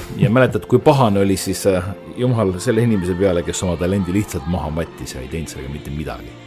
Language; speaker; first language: Estonian; native; Estonian